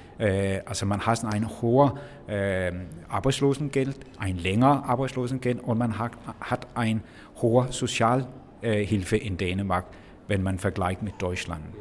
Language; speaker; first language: German; non-native, fluent; Danish